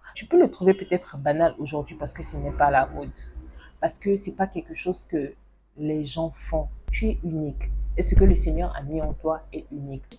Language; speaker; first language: French; non-native, local second language; Lingala